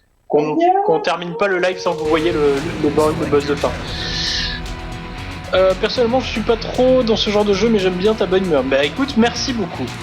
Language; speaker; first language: French; native; French